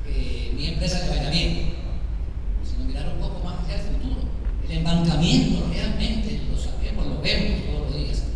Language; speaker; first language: Spanish; native; Spanish